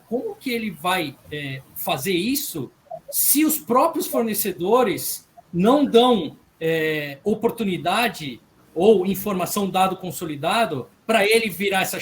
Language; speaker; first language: Portuguese; native; Portuguese